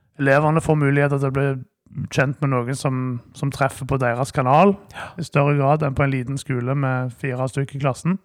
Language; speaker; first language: Norwegian; native; Norwegian